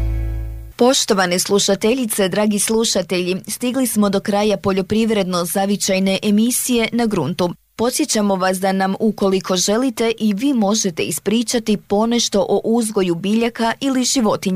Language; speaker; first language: Serbian; native; Serbian